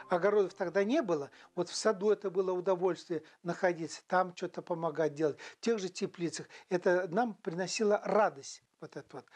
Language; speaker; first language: Russian; non-native, local second language; Chuvash